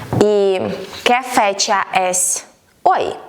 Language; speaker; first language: Spanish; non-native, fluent; Ukrainian